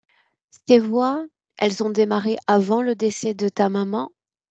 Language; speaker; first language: French; native; French